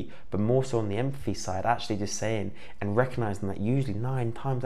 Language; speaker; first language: English; native; English